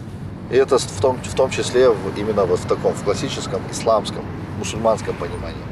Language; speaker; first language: Russian; native; Russian